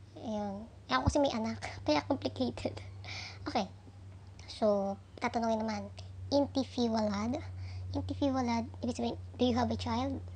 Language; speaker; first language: Filipino; native; Filipino